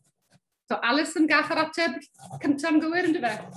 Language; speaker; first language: Welsh; native; Welsh